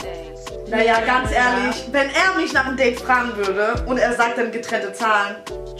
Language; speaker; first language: German; native; German